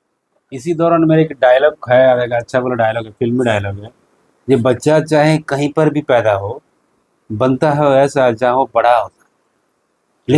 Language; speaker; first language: Hindi; non-native, local second language; Bangla